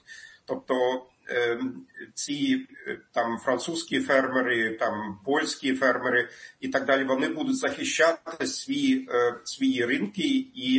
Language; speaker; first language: Ukrainian; non-native, fluent; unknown